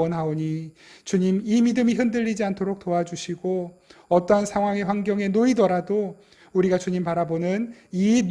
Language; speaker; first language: Korean; native; Korean